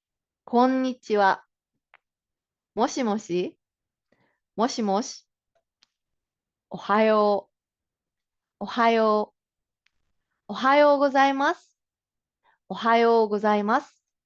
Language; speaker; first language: Japanese; non-native, fluent; Filipino